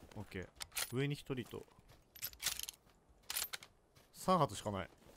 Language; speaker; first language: Japanese; native; Japanese